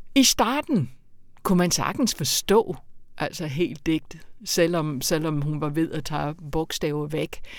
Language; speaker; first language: Danish; non-native, fluent; English